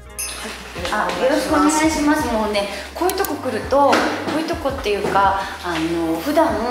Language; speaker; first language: Japanese; native; Japanese